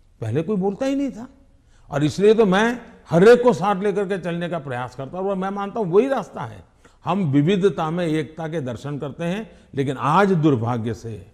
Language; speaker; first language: Hindi; non-native, local second language; Gujarati